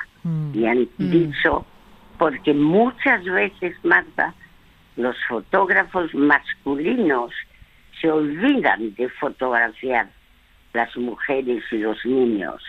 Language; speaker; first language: Spanish; early bilingual, other home language; French